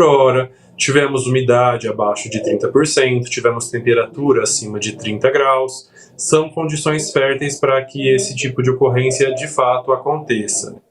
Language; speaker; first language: Portuguese; native; Portuguese